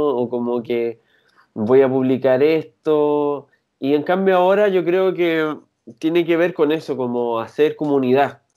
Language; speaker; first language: Spanish; native; Spanish